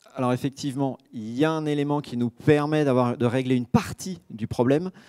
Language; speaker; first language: French; native; French